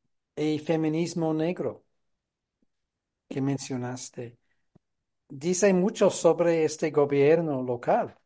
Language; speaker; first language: Spanish; non-native, fluent; English